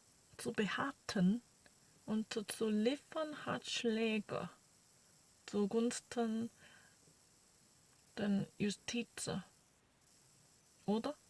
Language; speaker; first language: German; non-native, learner; Korean